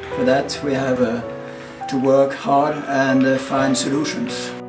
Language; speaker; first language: English; non-native, learner; French